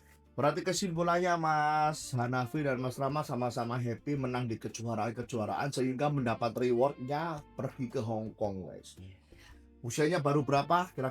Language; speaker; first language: Indonesian; native; Indonesian